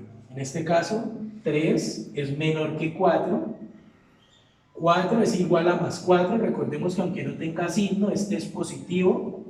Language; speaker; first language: Spanish; native; Spanish